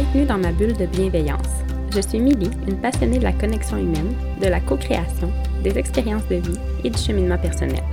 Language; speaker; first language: French; native; French